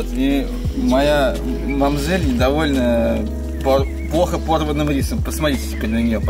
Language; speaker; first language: Russian; native; Russian